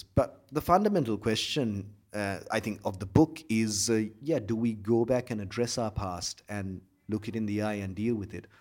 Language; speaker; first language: English; non-native, local second language; Sinhala